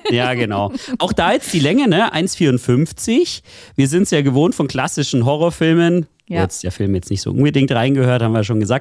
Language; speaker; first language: German; native; German